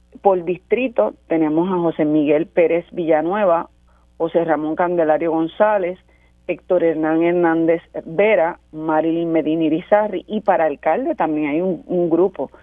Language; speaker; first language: Spanish; native; Spanish